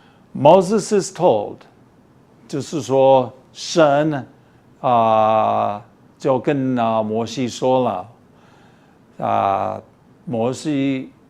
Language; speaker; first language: Chinese; early bilingual, heritage; English